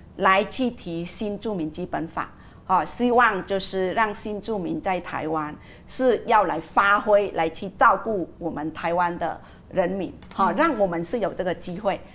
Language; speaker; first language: Chinese; non-native, fluent; Vietnamese